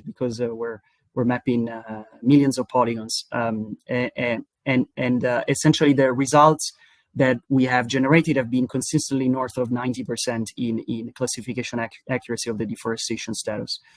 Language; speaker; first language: English; non-native, fluent; Italian